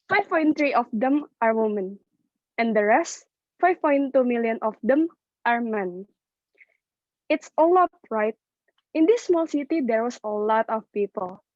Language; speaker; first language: English; non-native, local second language; Indonesian